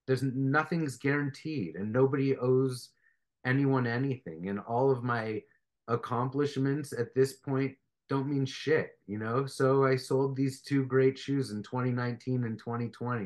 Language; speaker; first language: English; native; English